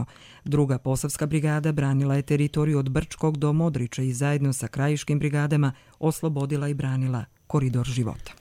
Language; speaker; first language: Croatian; native; Croatian